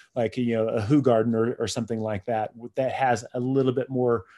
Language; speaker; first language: English; native; English